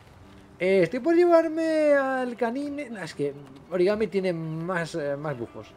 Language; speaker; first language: Spanish; native; Spanish